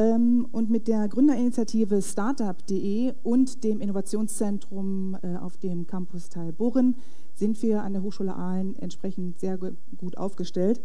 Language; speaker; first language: German; native; German